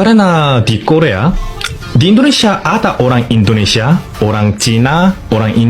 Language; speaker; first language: Indonesian; non-native, fluent; Korean